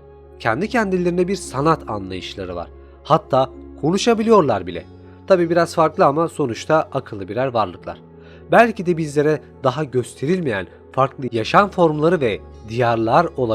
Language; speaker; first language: Turkish; native; Turkish